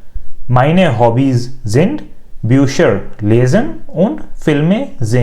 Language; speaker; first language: German; non-native, learner; Urdu